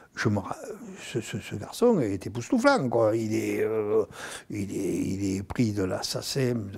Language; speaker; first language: French; native; French